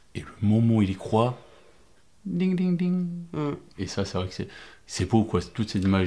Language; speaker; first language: French; native; French